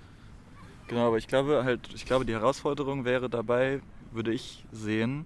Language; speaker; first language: German; native; German